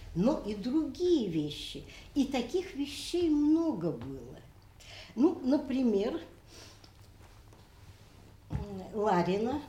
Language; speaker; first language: Russian; native; Russian